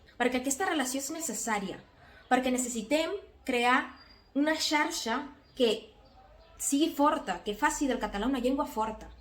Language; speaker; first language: Catalan; non-native, fluent; Spanish